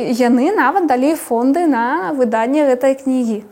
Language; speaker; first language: Belarusian; non-native, fluent; Spanish